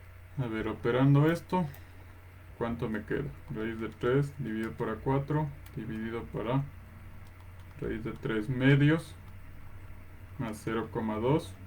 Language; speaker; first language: Spanish; native; Spanish